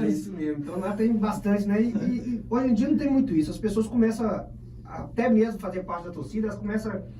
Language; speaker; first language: Portuguese; native; Portuguese